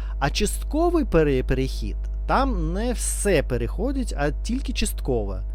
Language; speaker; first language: Ukrainian; non-native, learner; Russian